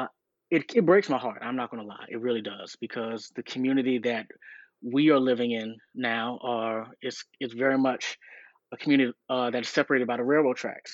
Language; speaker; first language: English; native; English